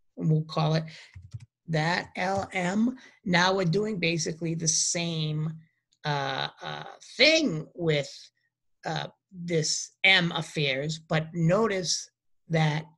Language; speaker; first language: English; native; English